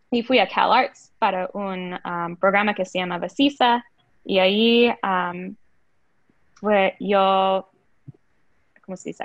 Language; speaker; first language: Spanish; early bilingual, other home language; English